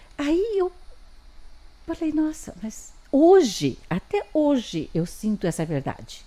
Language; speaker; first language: Portuguese; early bilingual, other home language; Chinese